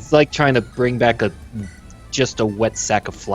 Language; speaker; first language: English; native; English